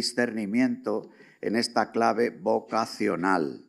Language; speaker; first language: Spanish; native; Spanish